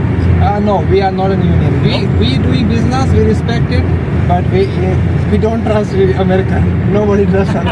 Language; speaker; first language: English; non-native, local second language; Hindi